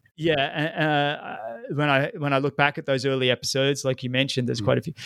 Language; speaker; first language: English; native; English